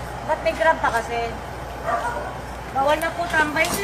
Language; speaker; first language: Filipino; native; Filipino